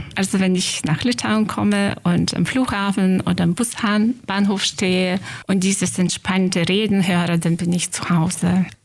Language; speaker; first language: German; non-native, fluent; Lithuanian